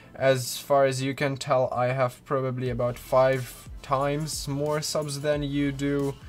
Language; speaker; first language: English; non-native, fluent; Czech